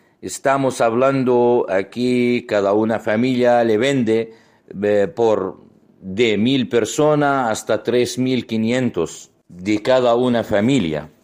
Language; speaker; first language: Spanish; non-native, fluent; Arabic